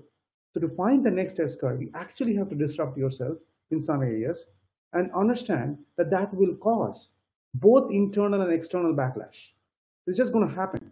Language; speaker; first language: English; non-native, local second language; Bangla